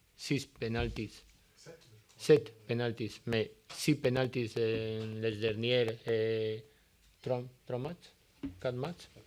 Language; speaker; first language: French; non-native, learner; Spanish